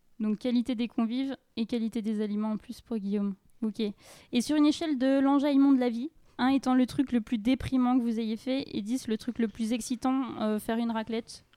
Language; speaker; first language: French; native; French